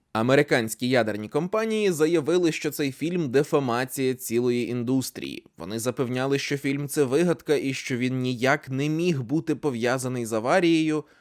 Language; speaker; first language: Ukrainian; native; Ukrainian